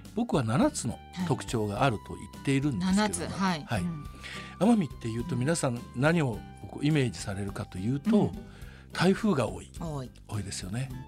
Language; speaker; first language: Japanese; native; Japanese